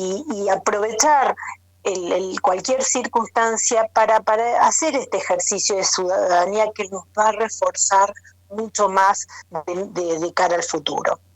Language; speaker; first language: Spanish; native; Spanish